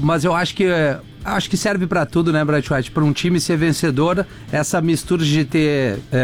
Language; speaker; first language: Portuguese; native; Portuguese